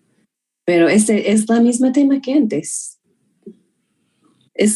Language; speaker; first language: Spanish; non-native, fluent; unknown